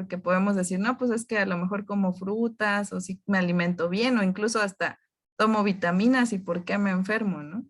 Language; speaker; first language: Spanish; native; Spanish